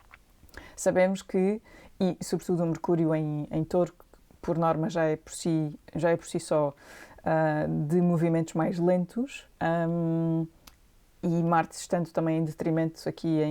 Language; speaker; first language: Portuguese; native; Portuguese